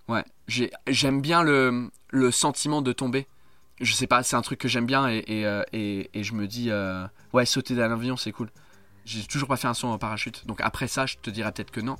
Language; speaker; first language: French; non-native, fluent; English